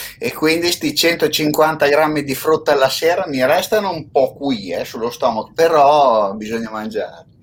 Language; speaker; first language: Italian; native; Italian